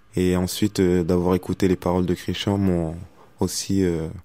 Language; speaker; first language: French; native; French